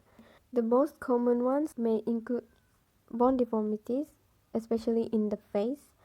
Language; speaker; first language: English; non-native, local second language; Malay